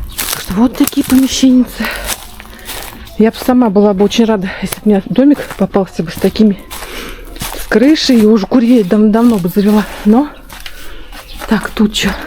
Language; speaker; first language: Russian; native; Russian